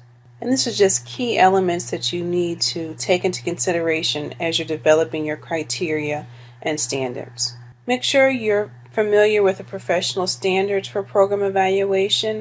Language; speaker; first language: English; native; English